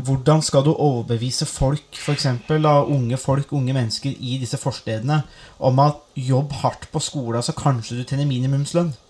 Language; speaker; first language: Norwegian; native; Norwegian